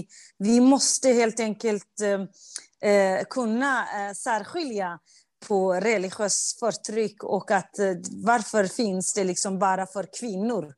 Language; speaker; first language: Swedish; non-native, fluent; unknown